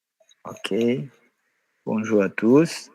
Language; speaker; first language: French; non-native, fluent; Portuguese